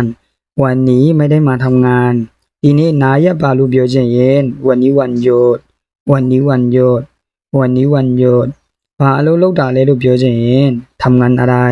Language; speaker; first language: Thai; non-native, fluent; Burmese